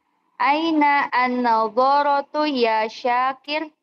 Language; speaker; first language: Arabic; non-native, fluent; Indonesian